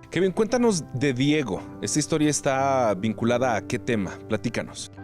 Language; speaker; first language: Spanish; native; Spanish